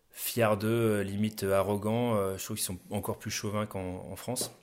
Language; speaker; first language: French; native; French